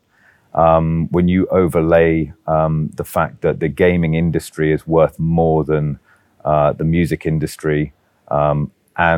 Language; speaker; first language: English; native; English